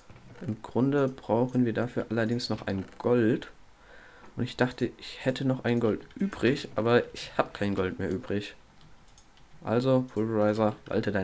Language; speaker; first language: German; native; German